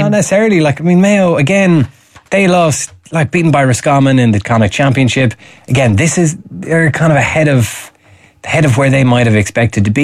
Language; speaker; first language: English; native; English